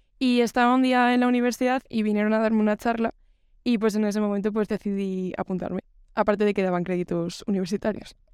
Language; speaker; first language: Spanish; native; Spanish